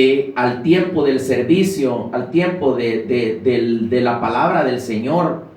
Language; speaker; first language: Spanish; native; Spanish